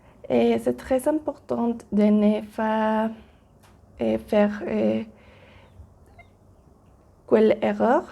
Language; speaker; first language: French; non-native, learner; Spanish